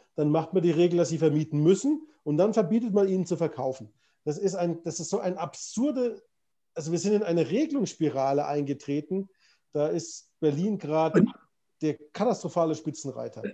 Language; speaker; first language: German; native; German